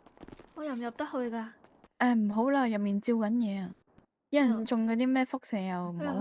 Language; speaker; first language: Cantonese; native; Cantonese